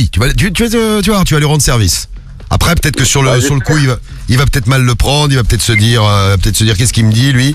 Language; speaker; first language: French; native; French